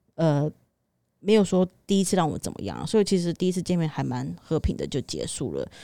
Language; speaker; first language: Chinese; native; Chinese